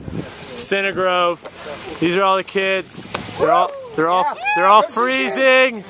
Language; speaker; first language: English; native; English